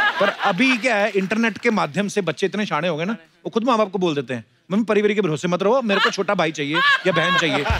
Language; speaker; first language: Hindi; non-native, local second language; Punjabi